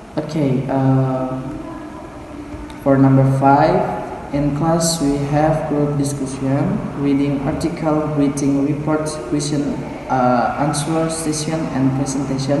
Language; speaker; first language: English; non-native, learner; Indonesian